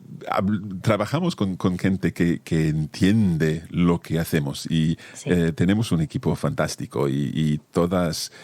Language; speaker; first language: Spanish; non-native, fluent; English